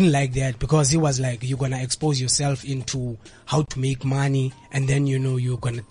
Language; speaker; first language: English; non-native, local second language; Xhosa